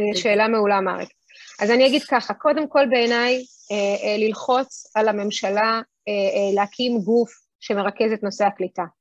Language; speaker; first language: Hebrew; early bilingual, other home language; Russian